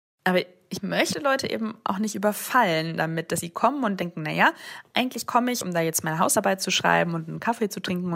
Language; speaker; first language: German; native; German